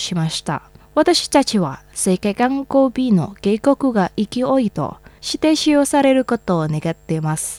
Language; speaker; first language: Japanese; non-native, fluent; Indonesian